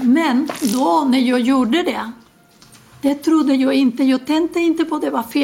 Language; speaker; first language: Swedish; non-native, fluent; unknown